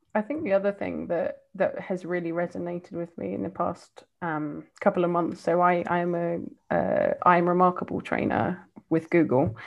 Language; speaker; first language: English; native; English